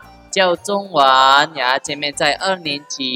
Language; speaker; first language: Chinese; non-native, fluent; Indonesian